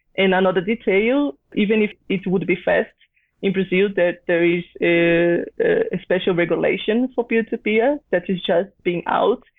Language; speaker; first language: English; non-native, fluent; Portuguese